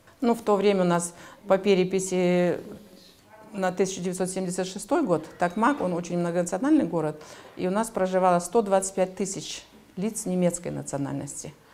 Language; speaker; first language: Russian; native; Russian